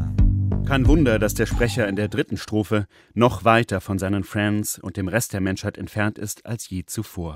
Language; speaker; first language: German; native; German